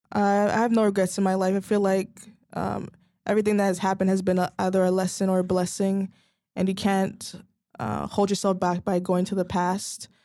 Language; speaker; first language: English; native; English